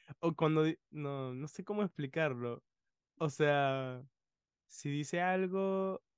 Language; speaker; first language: Spanish; early bilingual, other home language; English